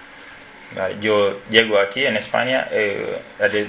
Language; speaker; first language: Spanish; non-native, learner; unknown